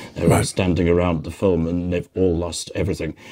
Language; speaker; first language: English; native; English